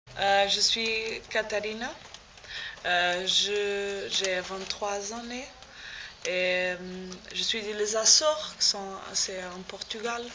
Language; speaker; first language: French; non-native, learner; Portuguese